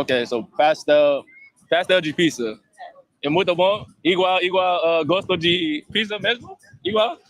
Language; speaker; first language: Portuguese; non-native, learner; English